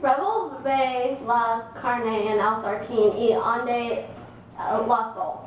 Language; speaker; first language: Spanish; non-native, learner; English